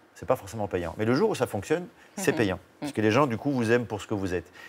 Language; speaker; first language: French; native; French